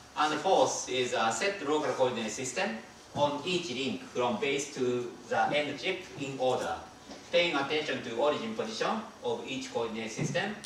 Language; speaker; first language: English; non-native, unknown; Japanese